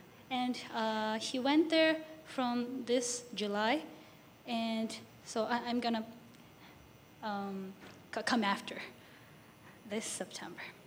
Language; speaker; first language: English; non-native, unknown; Japanese